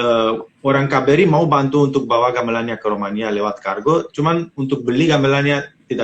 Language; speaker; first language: Indonesian; non-native, fluent; Romanian